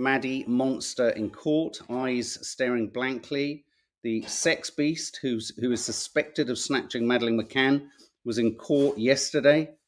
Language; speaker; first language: English; native; English